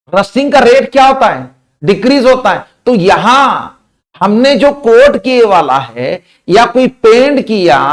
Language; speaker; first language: Hindi; non-native, local second language; Marathi